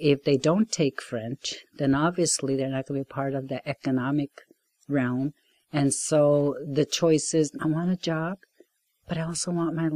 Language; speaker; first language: English; non-native, fluent; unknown